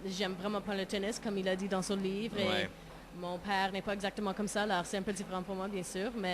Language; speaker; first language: French; non-native, local second language; English